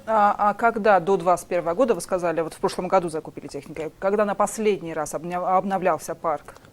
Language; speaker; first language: Russian; non-native, local second language; Ossetic